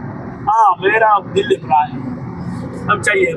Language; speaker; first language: Hindi; non-native, learner; Baluchi